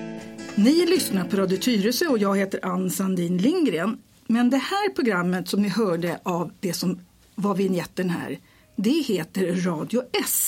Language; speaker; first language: Swedish; native; Swedish